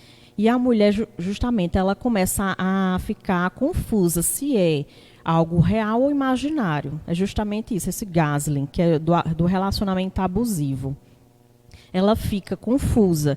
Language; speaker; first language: Portuguese; native; Portuguese